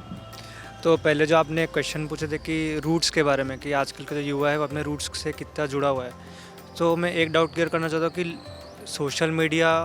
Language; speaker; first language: Hindi; native; Hindi